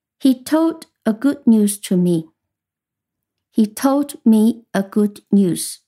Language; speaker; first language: English; non-native, fluent; Chinese